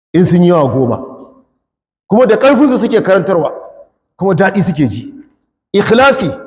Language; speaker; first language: Hausa; non-native, local second language; Kanuri